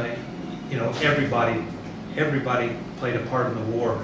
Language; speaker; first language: English; native; English